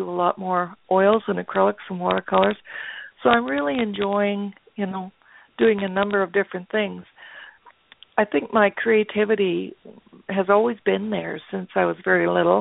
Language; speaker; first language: English; native; English